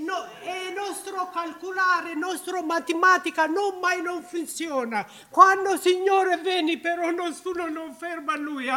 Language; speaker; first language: Italian; non-native, learner; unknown